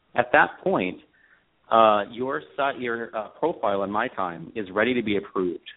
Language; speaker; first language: English; native; English